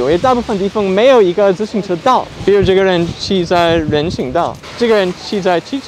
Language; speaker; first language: Chinese; non-native, fluent; English